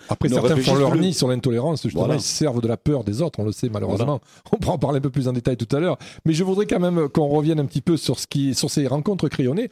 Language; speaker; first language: French; native; French